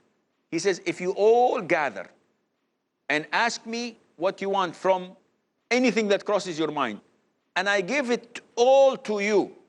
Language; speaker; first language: English; non-native, fluent; Arabic